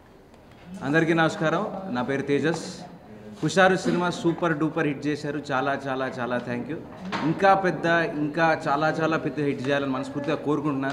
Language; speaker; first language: Telugu; native; Telugu